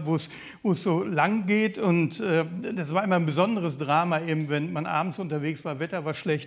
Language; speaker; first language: German; native; German